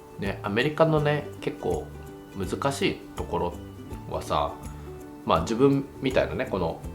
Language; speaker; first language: Japanese; native; Japanese